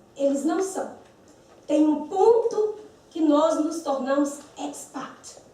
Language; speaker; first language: Portuguese; native; Portuguese